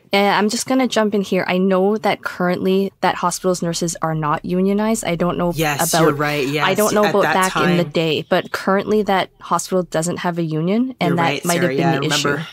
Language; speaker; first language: English; native; English